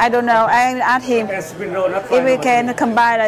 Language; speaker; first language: English; non-native, learner; Vietnamese